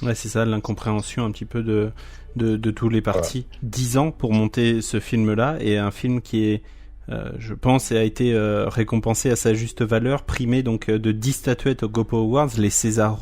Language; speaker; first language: French; native; French